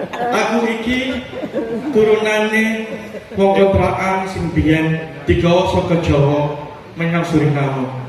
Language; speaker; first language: Javanese; early bilingual, heritage; Javanese